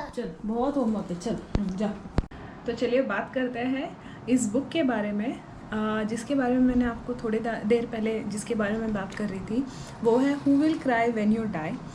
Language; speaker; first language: Hindi; non-native, local second language; Tulu